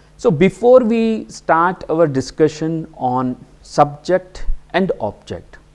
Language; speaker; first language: English; non-native, local second language; Kannada